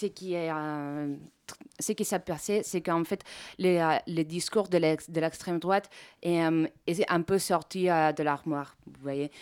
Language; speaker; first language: French; non-native, fluent; Spanish